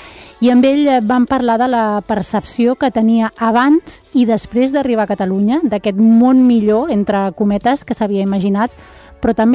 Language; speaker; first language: Catalan; native; Catalan